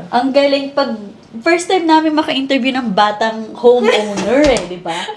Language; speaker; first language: Filipino; native; Filipino